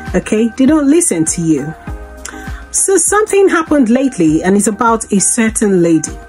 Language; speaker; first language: English; non-native, local second language; Igbo